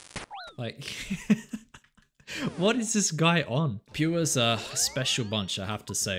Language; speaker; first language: English; native; English